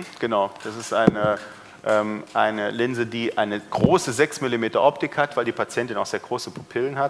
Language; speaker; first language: German; native; German